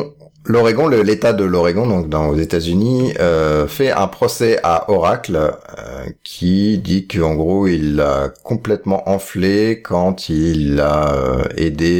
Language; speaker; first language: French; native; French